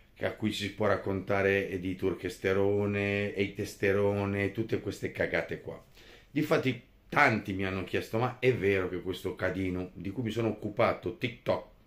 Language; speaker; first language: Italian; native; Italian